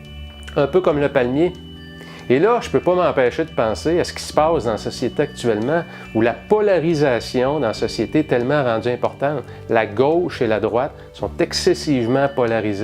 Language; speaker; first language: French; native; French